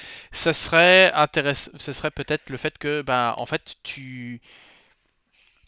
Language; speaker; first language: French; native; French